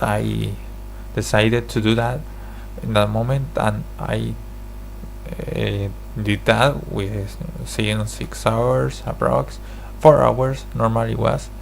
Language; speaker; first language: English; non-native, learner; Spanish